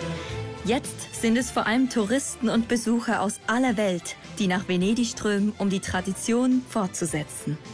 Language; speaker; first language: German; native; German